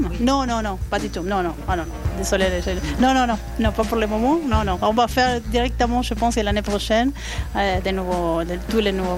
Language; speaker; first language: French; non-native, learner; Spanish